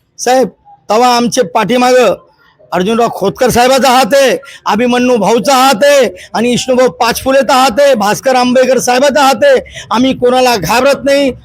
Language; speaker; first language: Marathi; non-native, local second language; Urdu